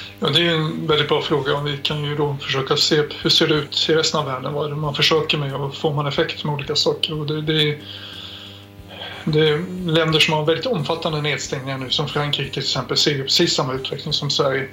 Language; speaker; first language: Swedish; native; Swedish